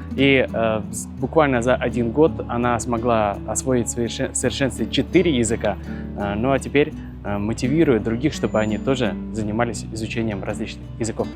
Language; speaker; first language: Russian; native; Russian